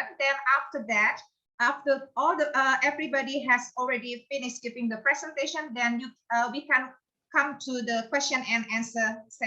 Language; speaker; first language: English; non-native, fluent; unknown